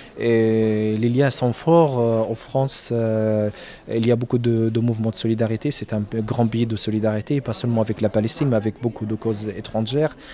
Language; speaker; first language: French; non-native, fluent; Arabic